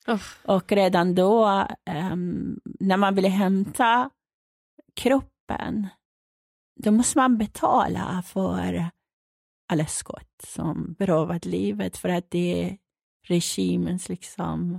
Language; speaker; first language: Swedish; non-native, fluent; Persian